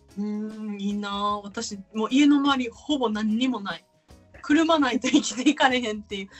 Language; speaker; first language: Japanese; native; Japanese